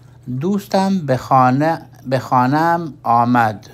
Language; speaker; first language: Persian; non-native, fluent; Urdu